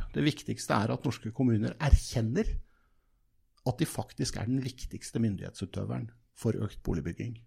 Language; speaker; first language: Norwegian; native; Norwegian